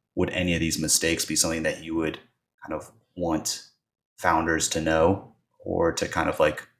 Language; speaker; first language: English; native; English